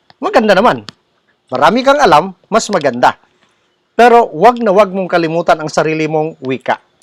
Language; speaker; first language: Filipino; non-native, local second language; Cebuano